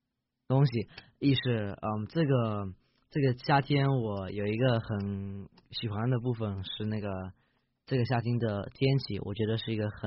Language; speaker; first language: Chinese; early bilingual, heritage; Chinese